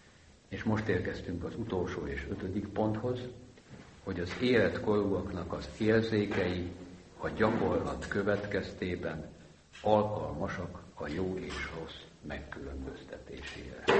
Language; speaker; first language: Hungarian; native; Hungarian